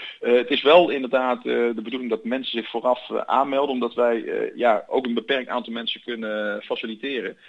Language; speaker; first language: Dutch; native; Dutch